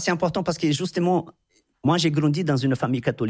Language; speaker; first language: French; non-native, fluent; Portuguese